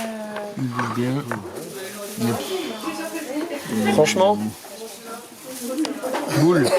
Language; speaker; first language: French; native; French